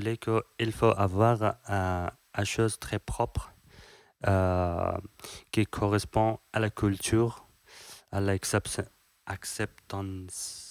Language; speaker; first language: French; non-native, learner; Persian